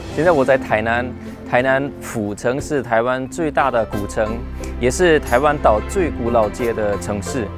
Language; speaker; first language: Chinese; non-native, fluent; German